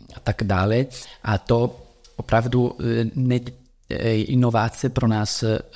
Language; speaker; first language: Czech; non-native, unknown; Italian